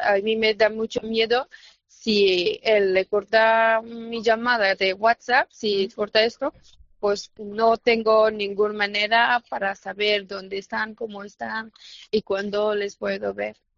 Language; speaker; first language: Spanish; non-native, fluent; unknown